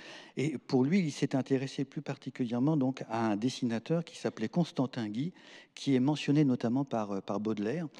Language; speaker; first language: French; native; French